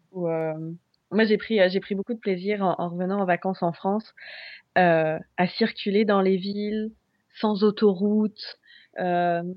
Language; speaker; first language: French; native; French